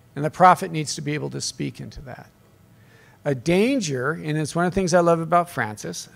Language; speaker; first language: English; native; English